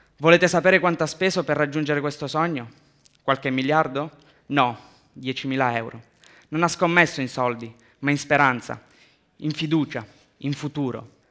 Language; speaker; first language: Italian; early bilingual, other home language; Romanian